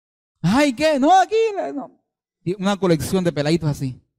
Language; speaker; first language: Spanish; native; Spanish